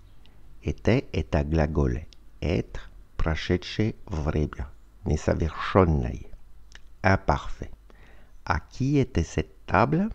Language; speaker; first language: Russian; non-native, learner; French